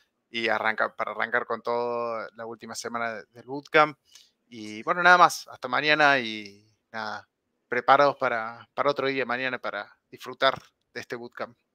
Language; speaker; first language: Spanish; native; Spanish